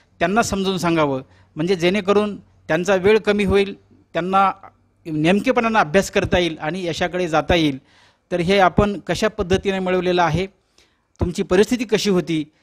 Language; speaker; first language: Marathi; native; Marathi